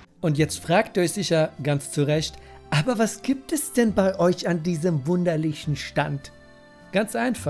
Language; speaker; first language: German; native; German